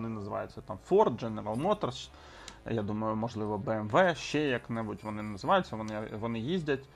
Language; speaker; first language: Ukrainian; non-native, local second language; Russian